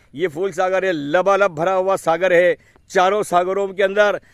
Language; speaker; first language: Hindi; native; Hindi